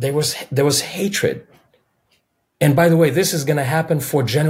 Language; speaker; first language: English; non-native, fluent; Russian